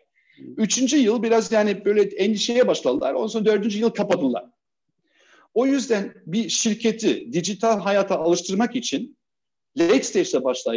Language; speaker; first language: Turkish; early bilingual, heritage; Turkish